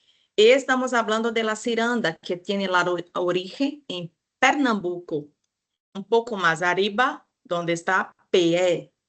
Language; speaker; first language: Spanish; non-native, fluent; Portuguese